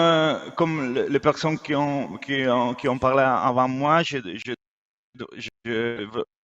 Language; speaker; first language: French; non-native, fluent; Italian